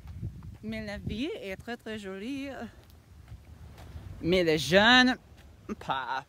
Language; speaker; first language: French; non-native, learner; English